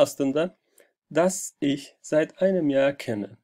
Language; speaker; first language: German; non-native, fluent; Turkish